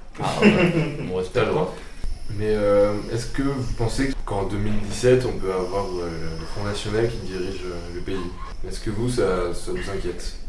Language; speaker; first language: French; native; French